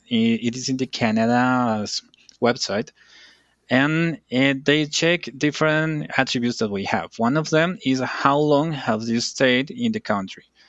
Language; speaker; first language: English; non-native, fluent; Spanish